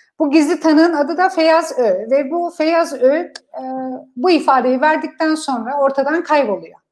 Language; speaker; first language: Turkish; non-native, fluent; Kurdish